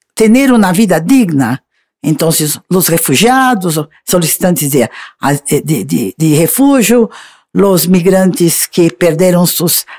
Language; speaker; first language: Spanish; non-native, learner; Portuguese